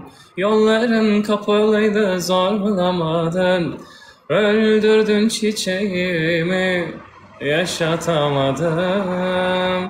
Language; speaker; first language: Turkish; native; Turkish